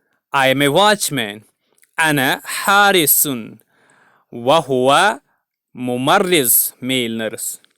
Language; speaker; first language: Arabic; non-native, fluent; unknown